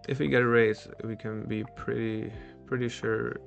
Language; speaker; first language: English; non-native, fluent; Czech